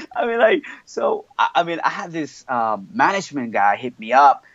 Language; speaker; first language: English; non-native, fluent; French